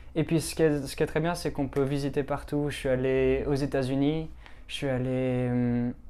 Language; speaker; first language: French; native; French